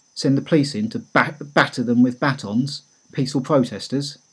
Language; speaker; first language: English; native; English